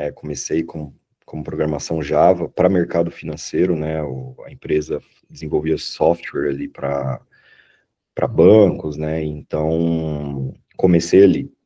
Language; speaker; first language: Portuguese; native; Portuguese